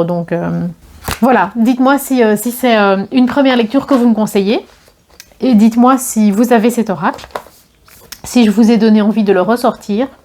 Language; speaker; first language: French; native; French